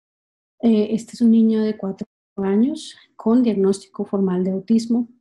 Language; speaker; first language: Spanish; native; Spanish